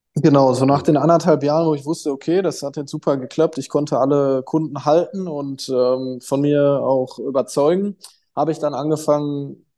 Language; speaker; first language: German; native; German